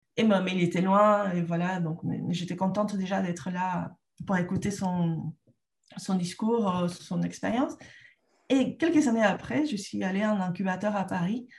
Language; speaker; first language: French; non-native, fluent; Spanish